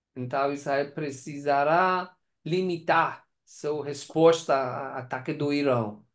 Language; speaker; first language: Portuguese; non-native, fluent; Persian